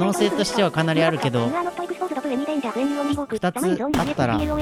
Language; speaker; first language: Japanese; native; Japanese